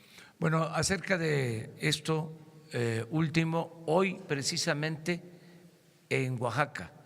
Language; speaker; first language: Spanish; native; Spanish